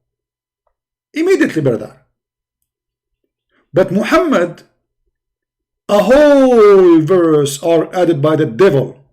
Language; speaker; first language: English; non-native, fluent; Arabic